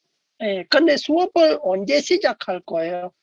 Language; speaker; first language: Korean; non-native, learner; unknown